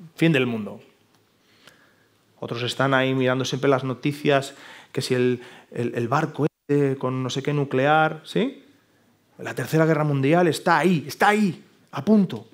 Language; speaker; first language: Spanish; native; Spanish